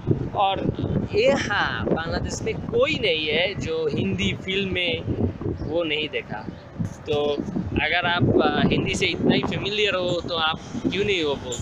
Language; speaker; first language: Hindi; non-native, learner; Bangla